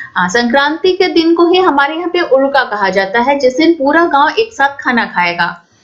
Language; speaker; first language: Hindi; non-native, local second language; Assamese